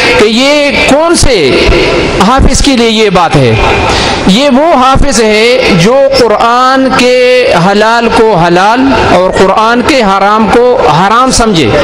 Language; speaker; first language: Urdu; non-native, local second language; Pashto